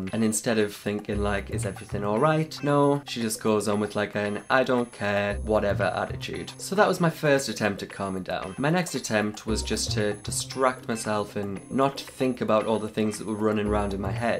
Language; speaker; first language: English; native; English